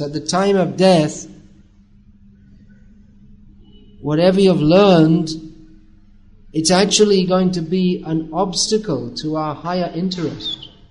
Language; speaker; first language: English; native; English